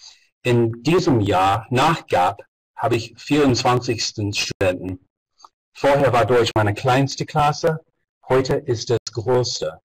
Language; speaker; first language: German; non-native, fluent; English